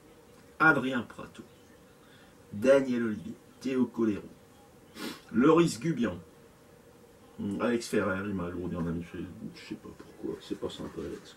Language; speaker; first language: French; native; French